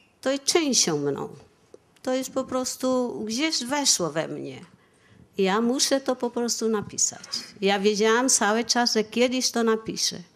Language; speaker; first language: Polish; non-native, fluent; Vietnamese